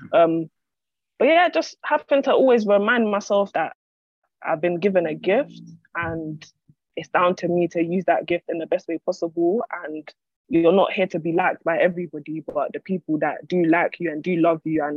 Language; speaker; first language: English; native; English